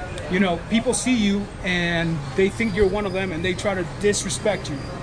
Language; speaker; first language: English; early bilingual, other home language; Spanish